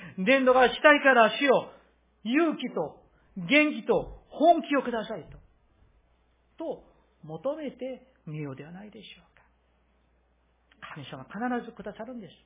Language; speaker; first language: Japanese; non-native, fluent; Korean